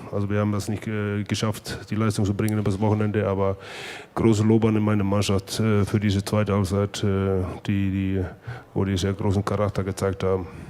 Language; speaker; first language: German; non-native, fluent; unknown